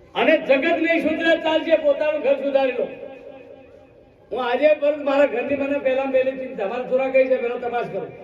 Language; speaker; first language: Gujarati; native; Gujarati